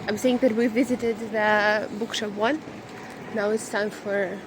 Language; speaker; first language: English; non-native, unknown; Ukrainian